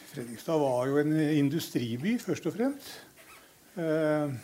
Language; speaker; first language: Norwegian; native; Norwegian